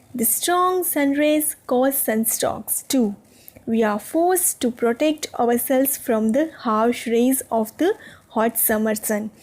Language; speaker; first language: English; non-native, local second language; Gujarati